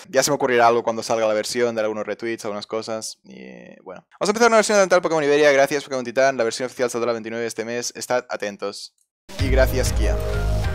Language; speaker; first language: Spanish; native; Spanish